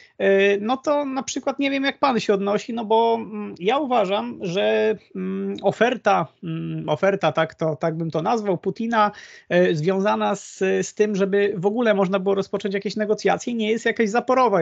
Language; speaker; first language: Polish; native; Polish